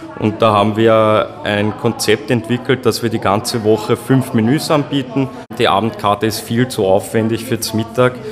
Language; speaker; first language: German; native; German